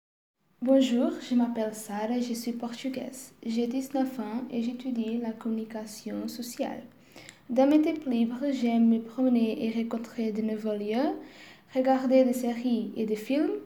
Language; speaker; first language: French; non-native, learner; Portuguese